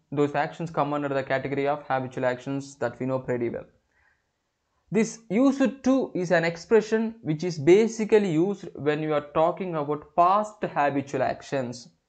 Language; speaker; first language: English; non-native, local second language; Telugu